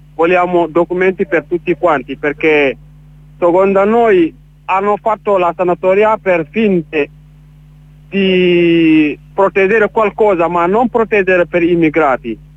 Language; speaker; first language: Italian; non-native, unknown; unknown